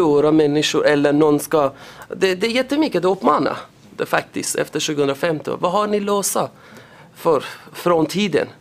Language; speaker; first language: Swedish; non-native, learner; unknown